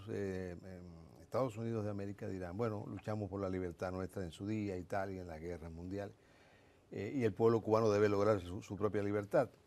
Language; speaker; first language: Spanish; native; Spanish